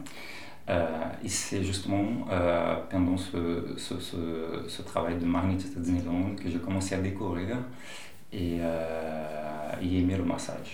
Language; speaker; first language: French; non-native, fluent; Portuguese